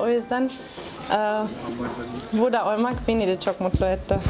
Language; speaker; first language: Turkish; non-native, fluent; German